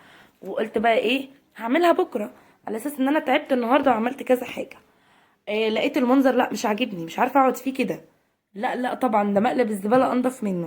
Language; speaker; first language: Arabic; native; Arabic